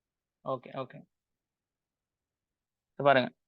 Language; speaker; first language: Tamil; native; Tamil